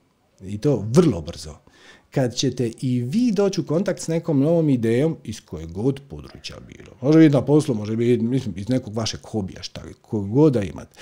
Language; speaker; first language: Croatian; native; Croatian